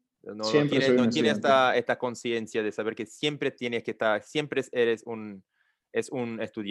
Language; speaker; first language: Spanish; non-native, learner; Portuguese